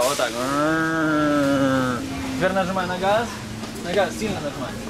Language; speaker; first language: Russian; native; Russian